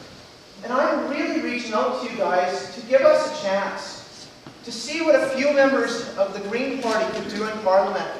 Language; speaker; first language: English; native; English